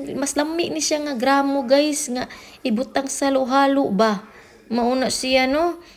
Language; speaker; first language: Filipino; non-native, local second language; Cebuano